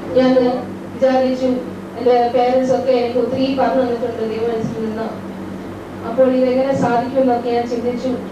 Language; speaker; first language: Malayalam; early bilingual, heritage; Malayalam